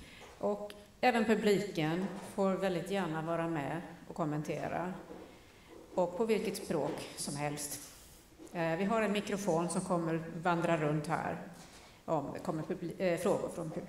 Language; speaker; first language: Swedish; native; Swedish